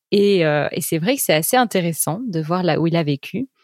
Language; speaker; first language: French; native; French